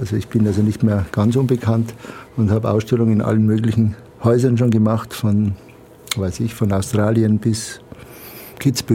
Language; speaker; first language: German; native; German